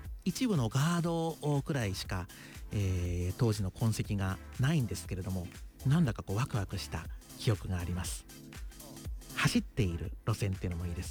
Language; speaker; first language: Japanese; native; Japanese